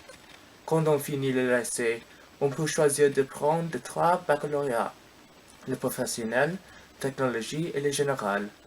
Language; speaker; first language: French; non-native, learner; English